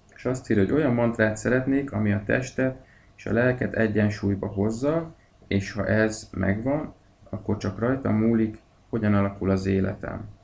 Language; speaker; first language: Hungarian; native; Hungarian